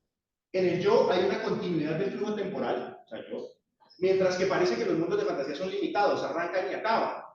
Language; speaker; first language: Spanish; native; Spanish